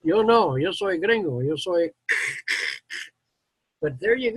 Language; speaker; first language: Spanish; non-native, learner; English